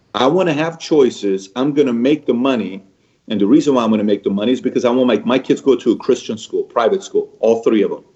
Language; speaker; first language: English; early bilingual, other home language; Persian